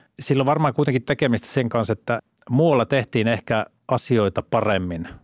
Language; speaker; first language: Finnish; native; Finnish